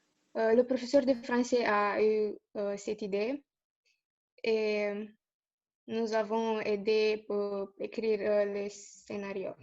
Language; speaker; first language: French; non-native, learner; Romanian